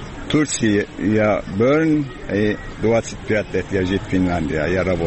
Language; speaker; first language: Russian; non-native, learner; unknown